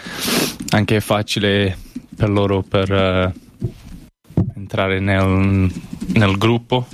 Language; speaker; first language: Italian; non-native, learner; English